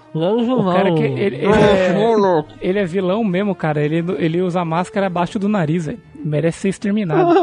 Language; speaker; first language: Portuguese; native; Portuguese